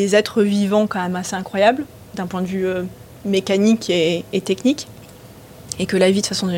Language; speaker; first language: French; native; French